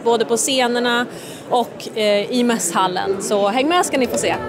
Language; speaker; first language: Swedish; native; Swedish